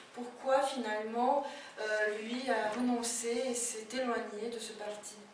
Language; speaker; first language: French; non-native, fluent; Lithuanian